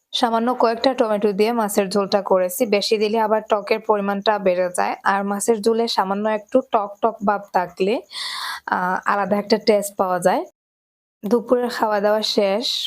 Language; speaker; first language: Bangla; native; Bangla